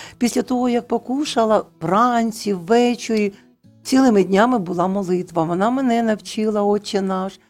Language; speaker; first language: Ukrainian; non-native, local second language; Russian